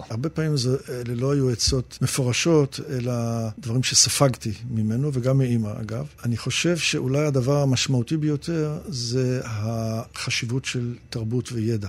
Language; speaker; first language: Hebrew; early bilingual, other home language; English